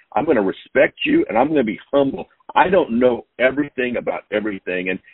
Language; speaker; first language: English; native; English